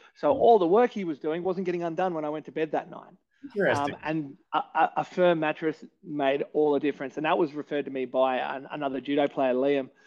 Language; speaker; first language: English; native; English